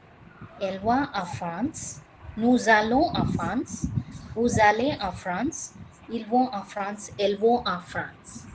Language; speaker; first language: French; non-native, learner; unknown